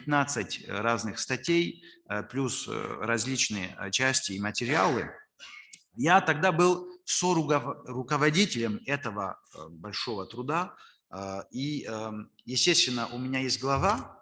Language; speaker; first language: Russian; non-native, fluent; French